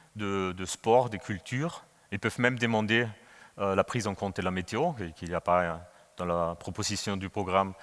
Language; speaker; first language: French; non-native, fluent; German